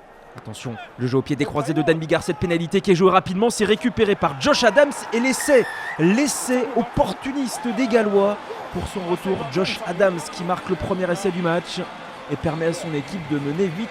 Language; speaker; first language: French; native; French